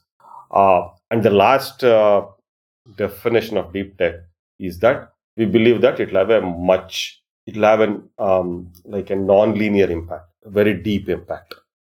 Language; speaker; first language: English; non-native, local second language; Kannada